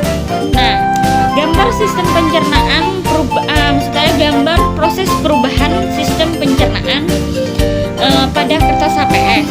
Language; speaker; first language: Indonesian; native; Indonesian